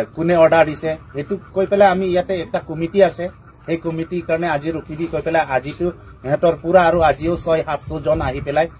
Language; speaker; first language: Assamese; non-native, local second language; Karbi